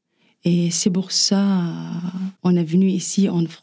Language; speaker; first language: French; non-native, learner; Arabic